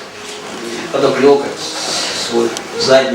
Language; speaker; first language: Russian; native; Russian